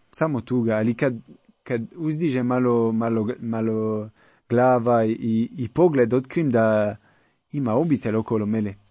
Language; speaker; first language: Croatian; non-native, learner; French